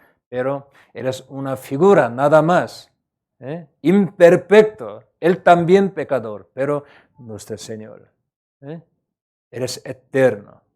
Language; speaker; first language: Spanish; non-native, learner; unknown